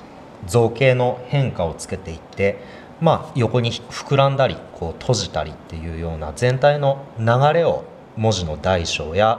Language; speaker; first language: Japanese; native; Japanese